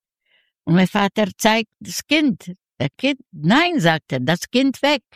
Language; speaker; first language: German; non-native, learner; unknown